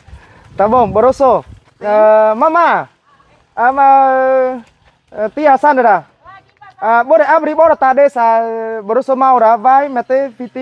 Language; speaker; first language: Portuguese; non-native, learner; Vietnamese